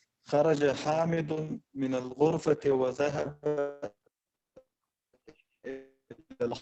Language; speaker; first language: Arabic; non-native, learner; Pashto